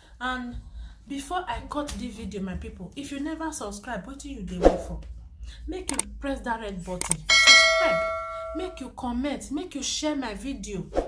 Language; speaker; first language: Nigerian Pidgin; non-native, local second language; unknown